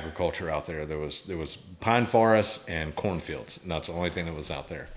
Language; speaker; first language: English; native; English